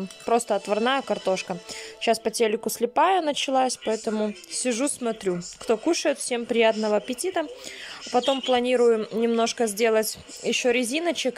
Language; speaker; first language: Russian; native; Russian